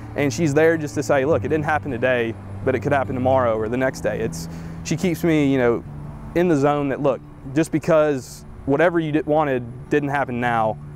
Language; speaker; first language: English; native; English